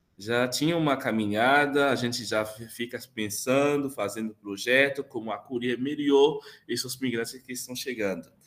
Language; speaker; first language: Portuguese; non-native, fluent; Haitian Creole